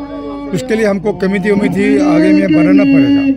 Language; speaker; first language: Hindi; non-native, local second language; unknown